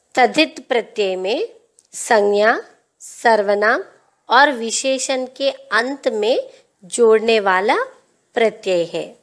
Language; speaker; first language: Hindi; non-native, local second language; Telugu